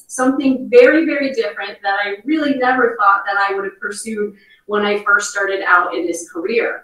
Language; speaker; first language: English; native; English